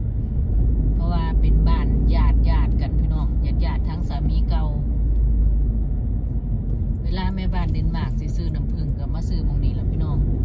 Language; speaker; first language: Thai; non-native, local second language; Lao